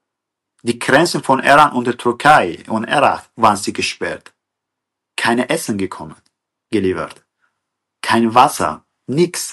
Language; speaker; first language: German; non-native, fluent; Kurdish